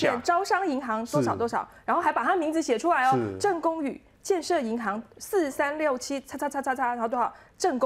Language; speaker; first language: Chinese; native; Chinese